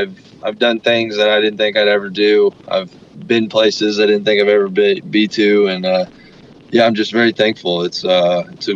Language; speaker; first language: English; native; English